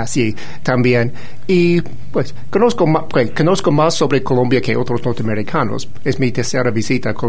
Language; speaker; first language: Spanish; non-native, fluent; English